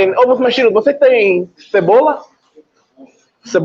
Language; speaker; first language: Portuguese; non-native, learner; English